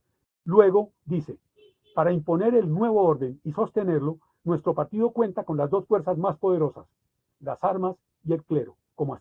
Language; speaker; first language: Spanish; native; Spanish